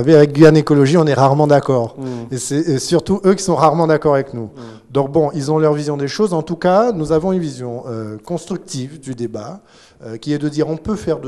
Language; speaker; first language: French; native; French